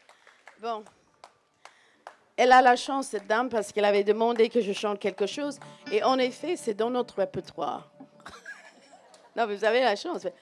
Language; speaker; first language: French; non-native, fluent; English